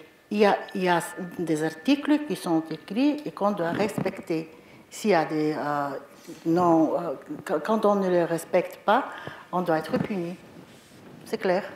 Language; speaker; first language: French; non-native, fluent; Bulgarian